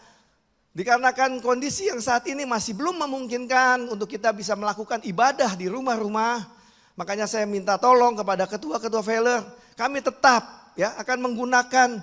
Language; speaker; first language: Indonesian; native; Indonesian